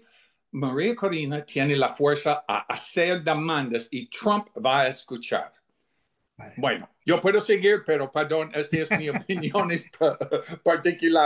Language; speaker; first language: Spanish; non-native, fluent; English